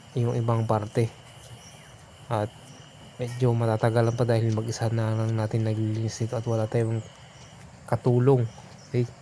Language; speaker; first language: Filipino; non-native, local second language; Iloko